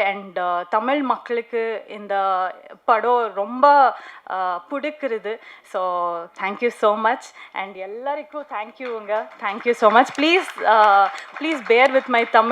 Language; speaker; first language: Tamil; non-native, learner; Kannada